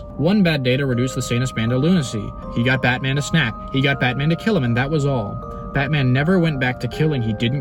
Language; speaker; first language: English; native; English